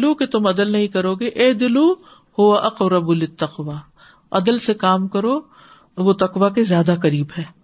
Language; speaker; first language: Urdu; native; Urdu